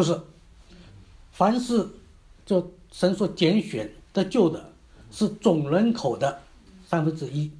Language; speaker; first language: Chinese; native; Chinese